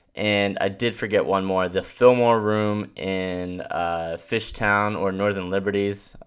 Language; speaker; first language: English; native; English